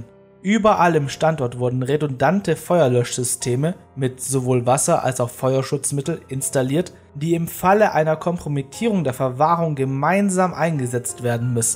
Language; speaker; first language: German; native; German